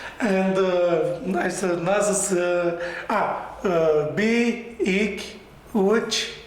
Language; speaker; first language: Turkish; non-native, learner; Romanian